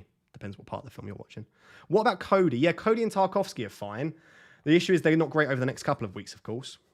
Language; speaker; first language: English; native; English